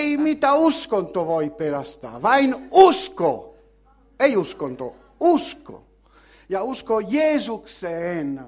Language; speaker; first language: Finnish; non-native, learner; Italian